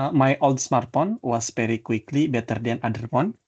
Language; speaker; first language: English; non-native, learner; Indonesian